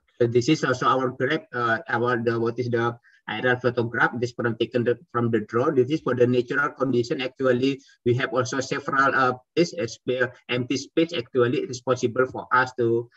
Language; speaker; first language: English; non-native, fluent; Indonesian